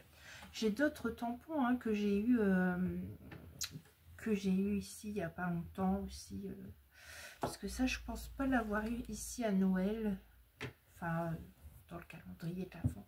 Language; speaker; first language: French; native; French